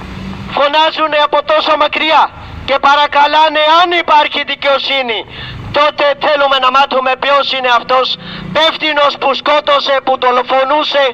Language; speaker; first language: Greek; non-native, learner; Urdu